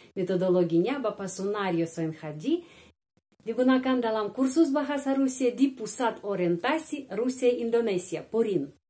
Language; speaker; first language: Indonesian; non-native, fluent; Russian